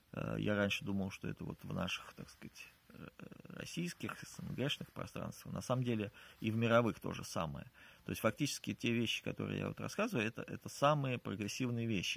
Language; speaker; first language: Russian; native; Russian